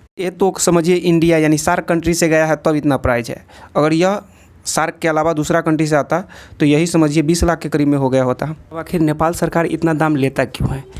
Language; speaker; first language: Hindi; native; Hindi